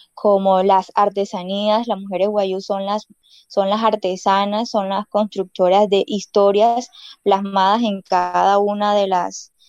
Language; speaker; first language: Spanish; non-native, local second language; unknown